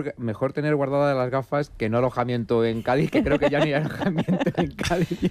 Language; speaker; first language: Spanish; native; Spanish